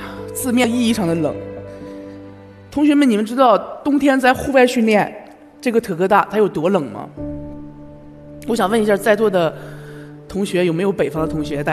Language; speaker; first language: Chinese; native; Chinese